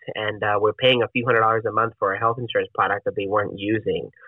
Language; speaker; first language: English; non-native, fluent; Spanish